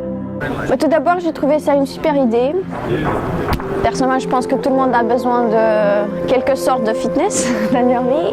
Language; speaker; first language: French; non-native, fluent; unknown